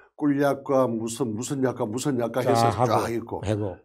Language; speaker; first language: Korean; native; Korean